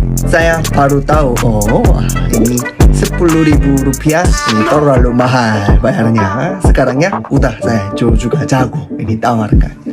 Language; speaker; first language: Indonesian; non-native, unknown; Korean